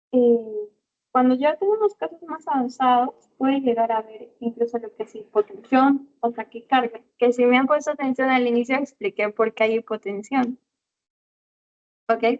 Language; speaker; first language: Spanish; native; Spanish